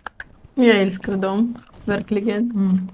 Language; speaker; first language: Swedish; non-native, learner; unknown